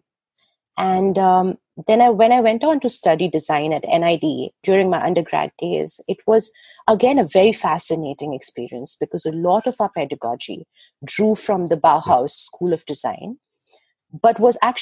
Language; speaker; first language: English; non-native, local second language; Hindi